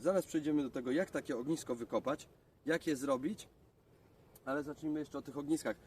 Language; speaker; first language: Polish; native; Polish